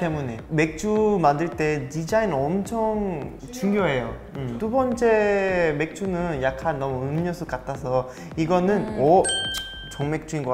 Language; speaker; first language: Korean; non-native, learner; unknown